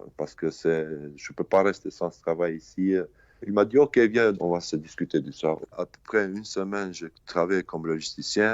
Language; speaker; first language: French; non-native, learner; Albanian